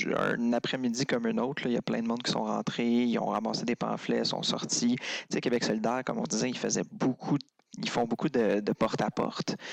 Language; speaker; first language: French; native; French